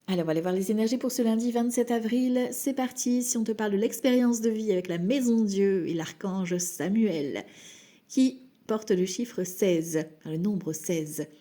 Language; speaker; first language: French; native; French